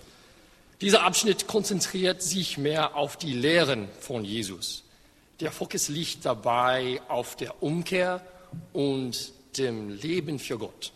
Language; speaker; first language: German; non-native, fluent; English